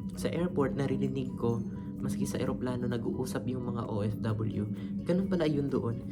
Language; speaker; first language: Filipino; non-native, local second language; Cebuano